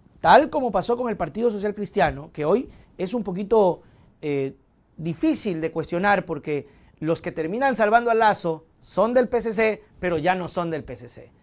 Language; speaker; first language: Spanish; native; Spanish